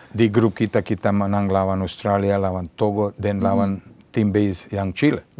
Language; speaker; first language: Indonesian; non-native, fluent; Serbian